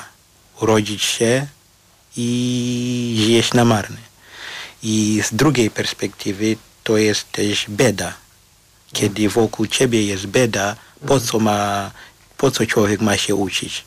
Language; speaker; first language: Polish; non-native, fluent; Shona